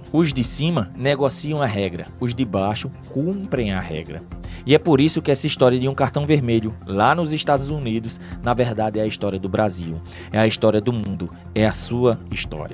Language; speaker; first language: Portuguese; native; Portuguese